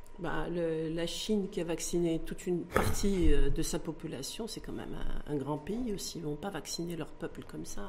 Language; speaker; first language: French; non-native, local second language; Arabic